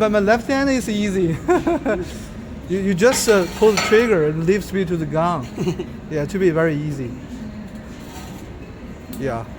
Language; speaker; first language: English; non-native, learner; Chinese